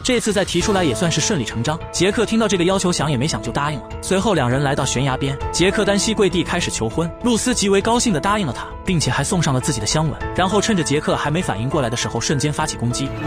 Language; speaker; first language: Chinese; native; Chinese